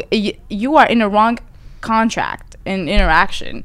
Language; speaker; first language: English; non-native, fluent; Persian